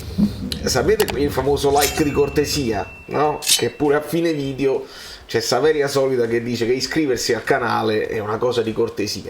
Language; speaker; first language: Italian; native; Italian